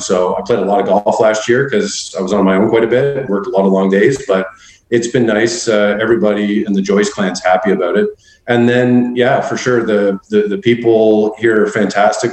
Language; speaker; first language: English; native; English